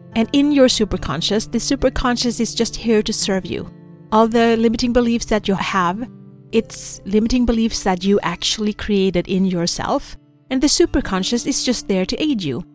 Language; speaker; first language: English; non-native, fluent; Swedish